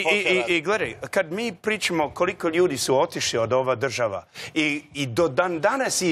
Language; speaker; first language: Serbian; non-native, learner; English